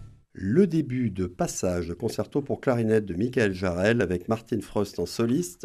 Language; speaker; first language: French; native; French